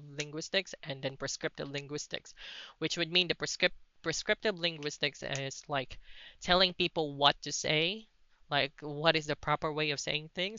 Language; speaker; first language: English; non-native, local second language; Cebuano